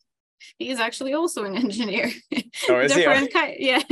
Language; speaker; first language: English; non-native, fluent; Ukrainian